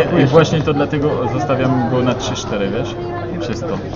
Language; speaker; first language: Polish; non-native, learner; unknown